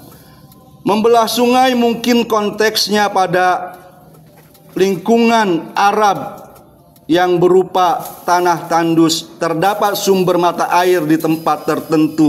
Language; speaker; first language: Indonesian; native; Indonesian